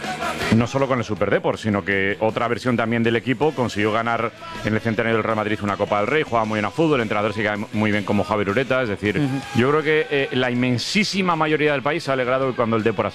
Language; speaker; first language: Spanish; native; Spanish